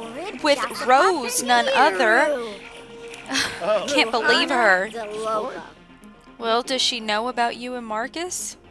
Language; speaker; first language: English; native; English